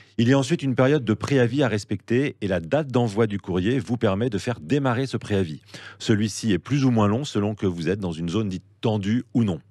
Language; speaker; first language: French; native; French